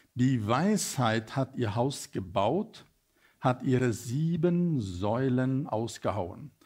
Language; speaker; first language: German; non-native, fluent; Afrikaans